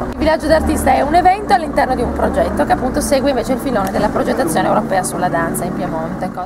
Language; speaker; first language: Italian; native; Italian